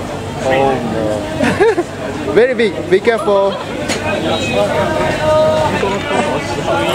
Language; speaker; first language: English; non-native, learner; Japanese